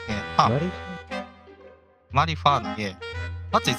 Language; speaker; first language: English; non-native, learner; Japanese